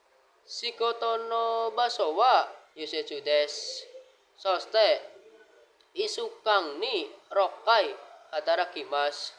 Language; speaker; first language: Japanese; non-native, learner; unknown